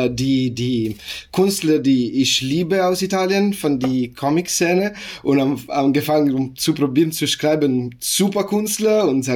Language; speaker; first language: German; non-native, learner; Italian